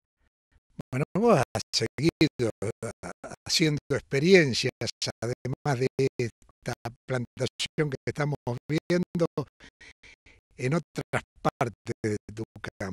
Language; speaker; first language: Spanish; native; Spanish